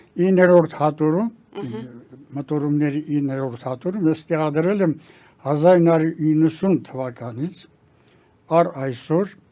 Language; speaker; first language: Armenian; native; Armenian